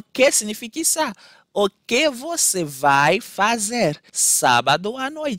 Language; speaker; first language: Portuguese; non-native, fluent; Haitian Creole